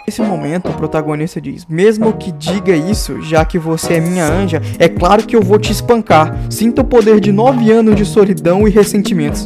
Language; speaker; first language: Portuguese; native; Portuguese